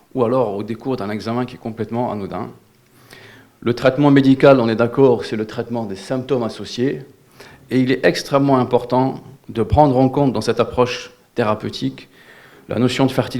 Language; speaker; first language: French; non-native, local second language; Wolof